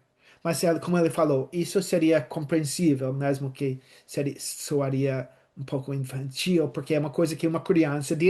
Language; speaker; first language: Portuguese; non-native, fluent; English